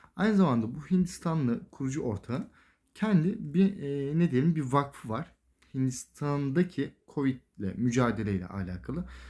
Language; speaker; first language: Turkish; native; Turkish